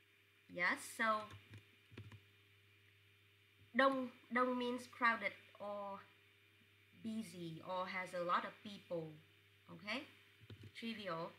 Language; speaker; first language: English; non-native, fluent; Vietnamese